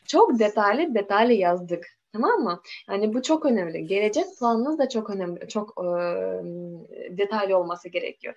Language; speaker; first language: Turkish; non-native, learner; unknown